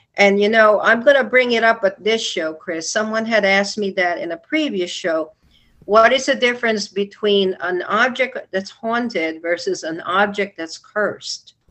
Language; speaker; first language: English; non-native, local second language; Filipino